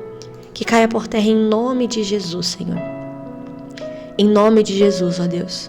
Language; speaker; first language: Portuguese; native; Portuguese